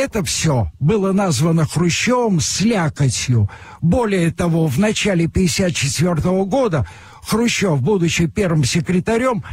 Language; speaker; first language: Russian; native; Russian